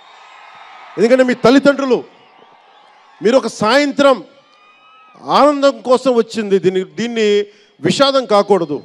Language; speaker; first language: Telugu; native; Telugu